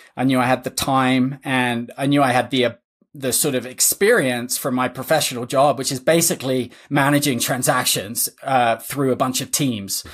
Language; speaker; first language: English; native; English